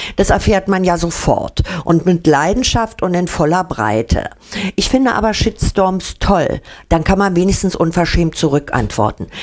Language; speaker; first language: German; native; German